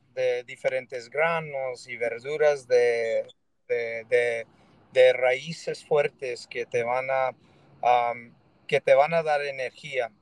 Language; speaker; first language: Spanish; early bilingual, heritage; Spanish